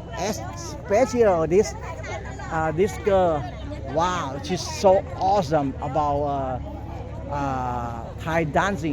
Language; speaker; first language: English; non-native, learner; Thai